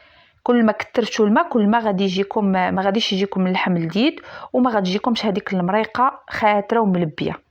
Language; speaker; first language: Arabic; native; Arabic